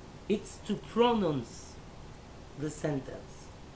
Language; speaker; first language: English; non-native, learner; French